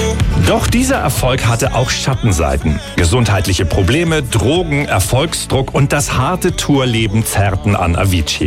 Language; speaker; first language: German; native; German